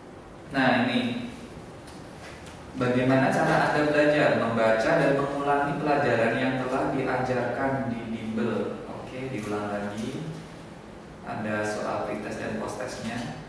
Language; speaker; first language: Indonesian; native; Indonesian